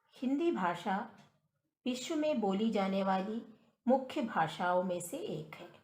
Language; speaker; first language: Hindi; non-native, local second language; Malayalam